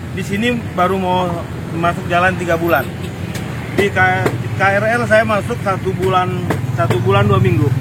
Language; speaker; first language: Indonesian; native; Indonesian